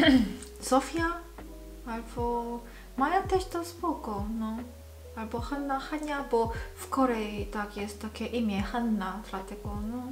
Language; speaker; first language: Polish; non-native, learner; Korean